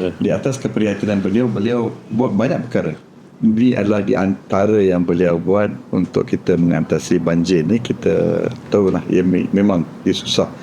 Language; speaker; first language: Malay; non-native, local second language; Tamil